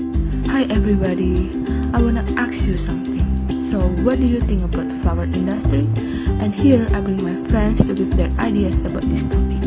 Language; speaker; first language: English; non-native, learner; Indonesian